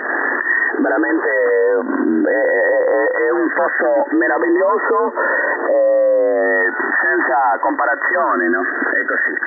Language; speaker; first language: Italian; non-native, fluent; Spanish